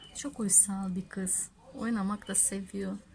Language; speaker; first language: Turkish; non-native, learner; Russian